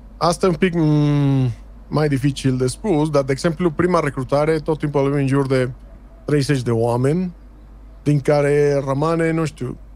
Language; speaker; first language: Romanian; non-native, fluent; Spanish